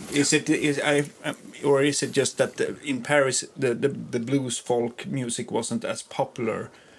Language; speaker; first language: English; non-native, fluent; Swedish